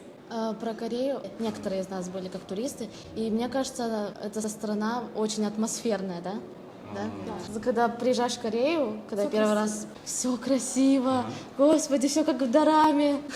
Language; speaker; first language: Russian; native; Russian